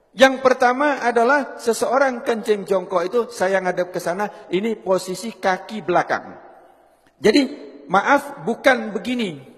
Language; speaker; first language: Indonesian; native; Indonesian